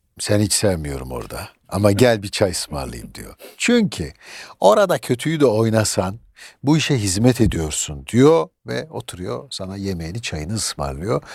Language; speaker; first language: Turkish; native; Turkish